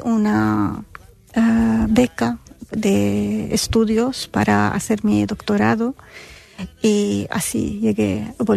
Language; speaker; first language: Spanish; non-native, fluent; Arabic